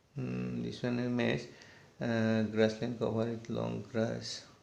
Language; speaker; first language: English; non-native, local second language; Assamese